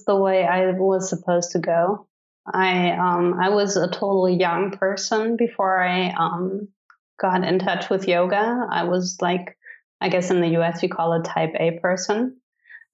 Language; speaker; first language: English; non-native, fluent; German